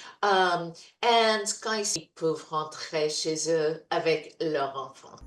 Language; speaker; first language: French; non-native, fluent; English